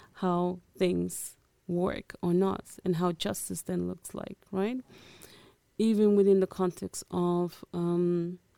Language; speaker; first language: English; early bilingual, other home language; Portuguese